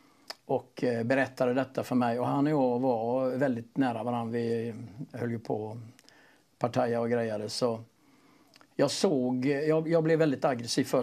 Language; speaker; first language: Swedish; native; Swedish